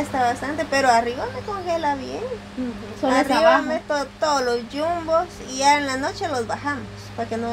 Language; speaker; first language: Spanish; native; Spanish